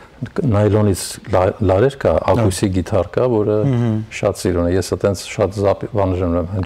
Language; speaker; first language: Armenian; native; Armenian